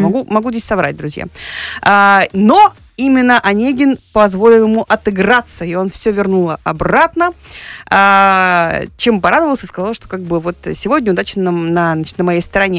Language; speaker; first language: Russian; native; Russian